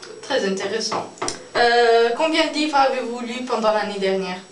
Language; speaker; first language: French; non-native, learner; Portuguese